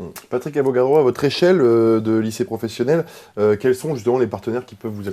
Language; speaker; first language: French; native; French